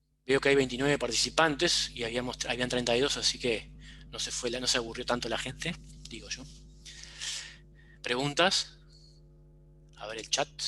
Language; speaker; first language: Spanish; native; Spanish